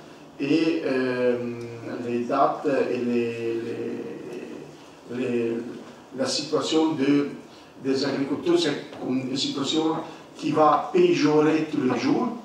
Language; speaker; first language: French; non-native, learner; Italian